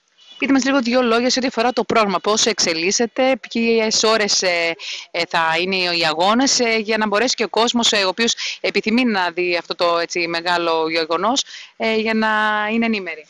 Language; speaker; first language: Greek; native; Greek